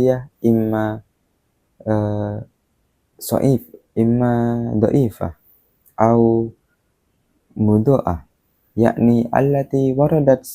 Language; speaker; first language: Arabic; non-native, learner; Indonesian